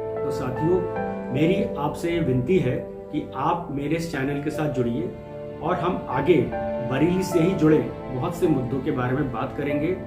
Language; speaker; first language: Hindi; native; Hindi